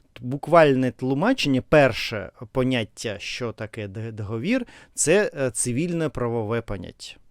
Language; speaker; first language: Ukrainian; non-native, learner; Russian